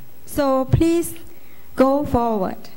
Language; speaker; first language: English; non-native, learner; Lao